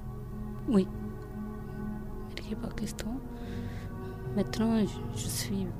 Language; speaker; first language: French; non-native, learner; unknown